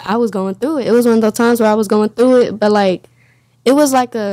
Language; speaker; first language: English; native; English